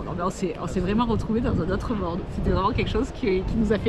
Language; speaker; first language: French; native; French